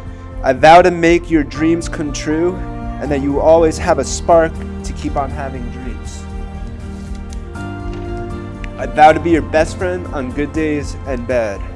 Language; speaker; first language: English; native; English